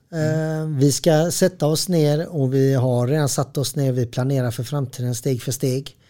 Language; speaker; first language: Swedish; early bilingual, other home language; Serbian